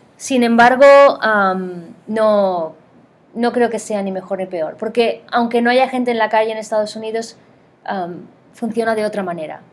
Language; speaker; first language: Spanish; native; Spanish